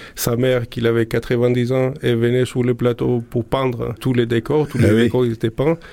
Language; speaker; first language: French; non-native, fluent; Greek